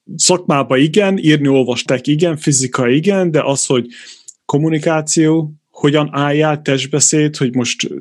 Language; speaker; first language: Hungarian; native; Hungarian